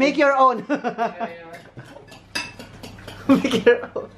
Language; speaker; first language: English; non-native, learner; Filipino